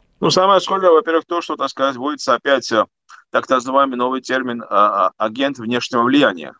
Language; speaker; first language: Russian; non-native, local second language; Georgian